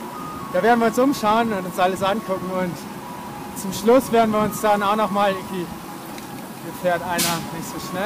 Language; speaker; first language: German; native; German